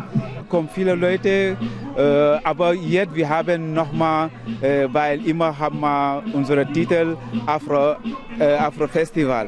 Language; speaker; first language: German; non-native, learner; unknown